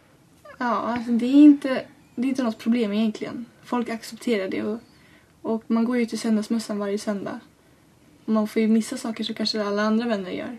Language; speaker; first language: Swedish; early bilingual, other home language; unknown